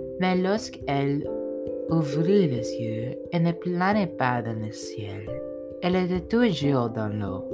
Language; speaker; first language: French; non-native, learner; English